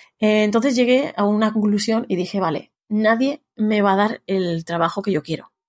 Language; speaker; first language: Spanish; native; Spanish